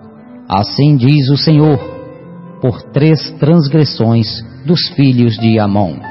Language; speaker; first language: Portuguese; native; Portuguese